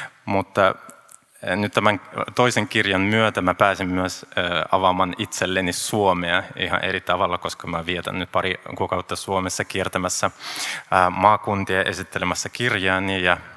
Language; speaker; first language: Finnish; non-native, fluent; Russian